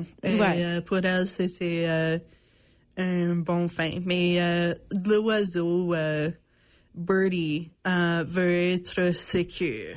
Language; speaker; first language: French; non-native, local second language; English